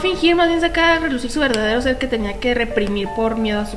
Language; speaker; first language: Spanish; native; Spanish